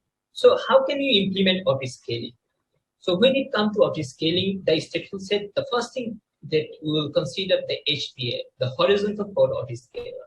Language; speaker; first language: English; non-native, local second language; Bangla